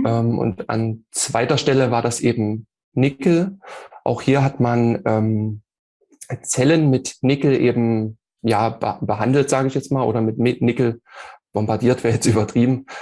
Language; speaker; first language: German; native; German